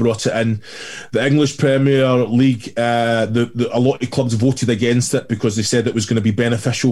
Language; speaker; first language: English; native; English